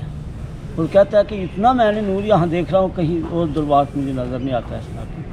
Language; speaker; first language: Urdu; non-native, local second language; Punjabi